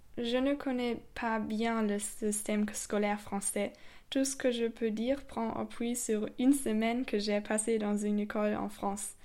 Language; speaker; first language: French; non-native, fluent; German